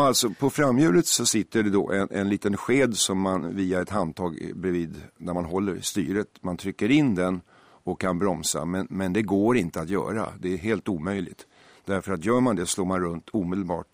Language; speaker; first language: Swedish; native; Swedish